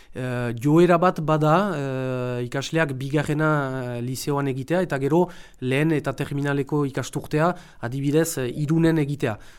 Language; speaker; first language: Basque; native; Basque